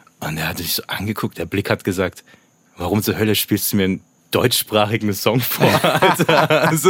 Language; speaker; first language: German; native; German